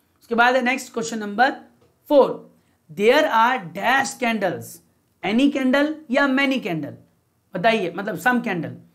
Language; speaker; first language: Hindi; native; Hindi